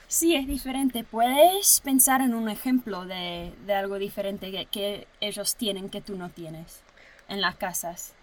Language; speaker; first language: Spanish; non-native, fluent; English